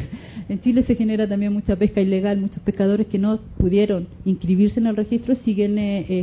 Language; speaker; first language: Spanish; native; Spanish